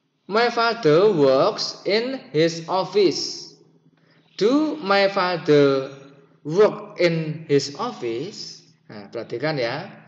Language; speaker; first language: English; non-native, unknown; Indonesian